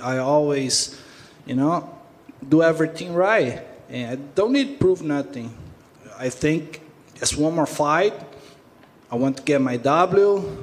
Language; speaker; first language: English; non-native, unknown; Portuguese